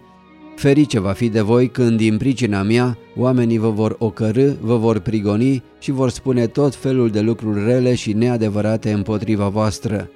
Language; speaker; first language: Romanian; native; Romanian